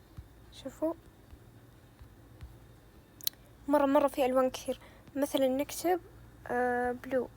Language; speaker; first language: Arabic; native; Arabic